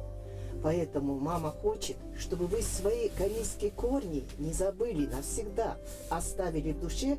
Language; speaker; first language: Russian; non-native, local second language; Korean